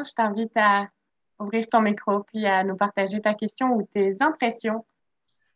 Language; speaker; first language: French; native; French